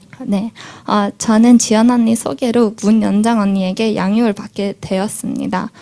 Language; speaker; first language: Korean; early bilingual, heritage; Korean